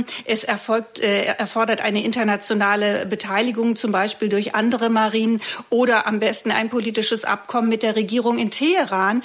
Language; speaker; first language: German; native; German